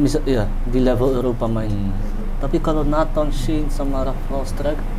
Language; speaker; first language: Indonesian; early bilingual, heritage; Dutch